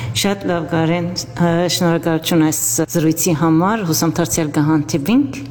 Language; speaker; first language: Armenian; early bilingual, heritage; Armenian